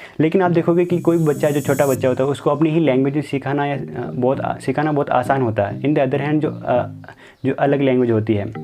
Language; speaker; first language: Hindi; native; Hindi